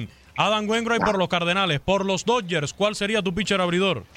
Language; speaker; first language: Spanish; native; Spanish